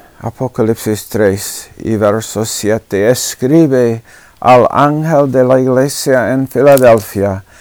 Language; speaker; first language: Spanish; non-native, fluent; English